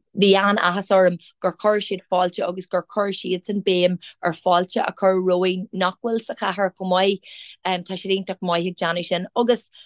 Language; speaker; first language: Irish; non-native, local second language; English